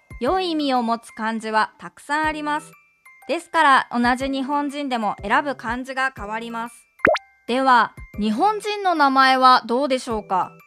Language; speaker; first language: Japanese; native; Japanese